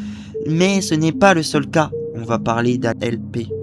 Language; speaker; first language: French; native; French